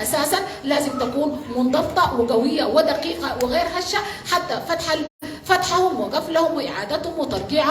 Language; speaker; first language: Arabic; native; Arabic